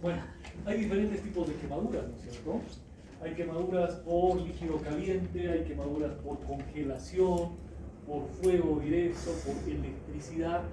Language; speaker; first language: Spanish; native; Spanish